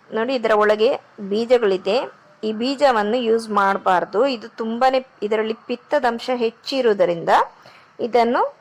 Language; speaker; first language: Kannada; non-native, local second language; Konkani